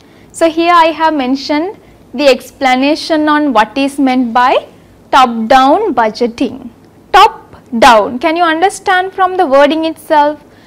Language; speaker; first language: English; non-native, local second language; Sinhala